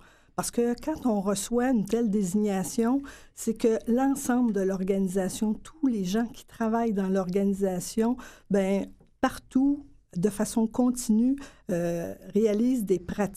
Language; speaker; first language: French; native; French